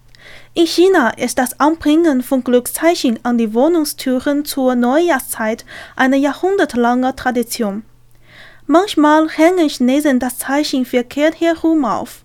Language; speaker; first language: German; non-native, learner; Chinese